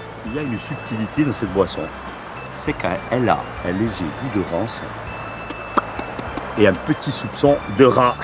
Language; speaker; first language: French; native; French